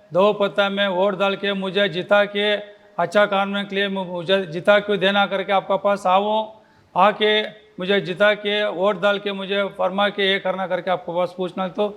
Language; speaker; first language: Hindi; non-native, local second language; Tamil